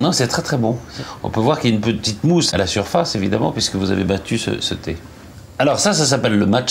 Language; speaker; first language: French; native; French